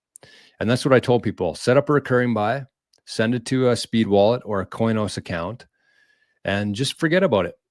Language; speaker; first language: English; native; English